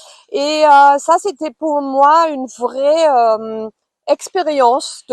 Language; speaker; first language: French; non-native, fluent; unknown